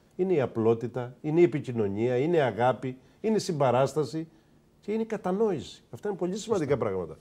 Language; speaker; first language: Greek; native; Greek